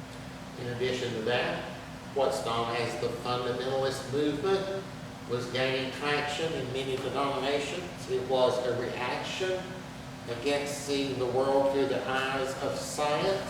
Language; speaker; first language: English; native; English